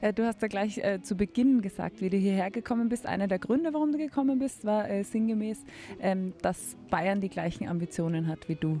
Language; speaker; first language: German; native; German